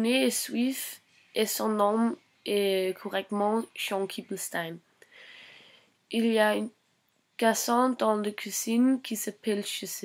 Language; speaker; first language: French; non-native, learner; Norwegian